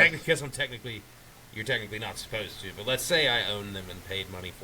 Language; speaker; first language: English; native; English